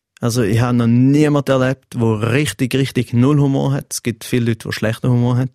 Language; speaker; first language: German; native; German